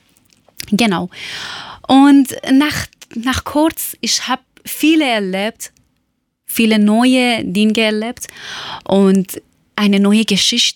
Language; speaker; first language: German; non-native, learner; Persian